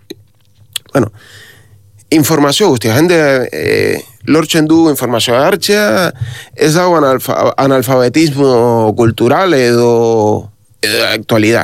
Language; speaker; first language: Basque; non-native, learner; Spanish